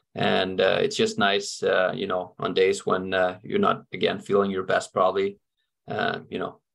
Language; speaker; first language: English; non-native, fluent; Swedish